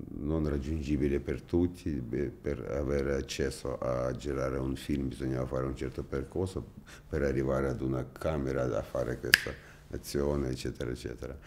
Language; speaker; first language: Italian; non-native, fluent; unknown